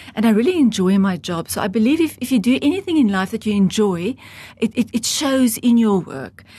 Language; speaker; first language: English; non-native, local second language; Afrikaans